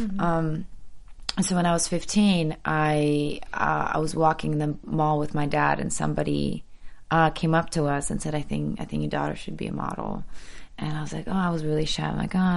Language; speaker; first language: English; early bilingual, other home language; Polish